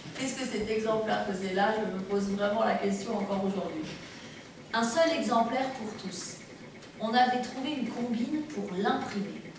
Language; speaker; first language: French; early bilingual, other home language; Persian